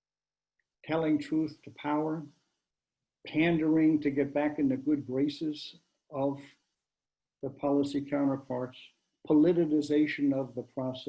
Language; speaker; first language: English; native; English